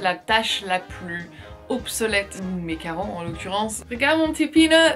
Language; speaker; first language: French; native; French